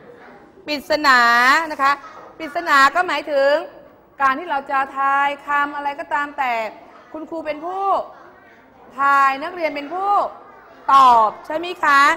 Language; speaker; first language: Thai; native; Thai